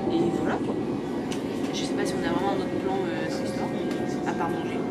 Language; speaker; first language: French; native; French